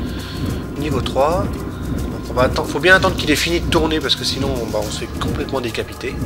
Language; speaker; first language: French; native; French